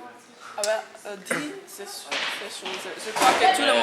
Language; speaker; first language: French; non-native, local second language; Dutch